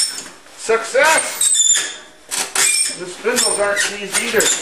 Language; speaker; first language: English; native; English